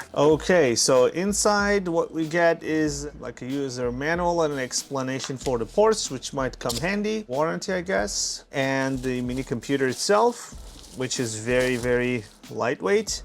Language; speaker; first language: English; non-native, fluent; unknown